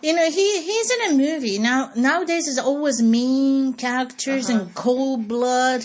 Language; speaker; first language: English; non-native, fluent; Japanese